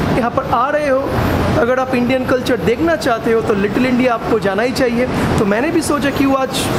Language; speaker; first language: Hindi; non-native, local second language; Bangla